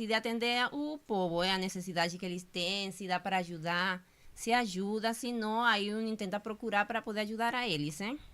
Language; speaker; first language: Portuguese; non-native, fluent; Spanish